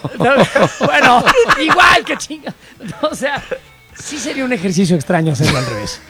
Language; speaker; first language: Spanish; native; Spanish